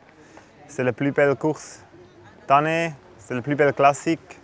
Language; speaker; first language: French; non-native, fluent; German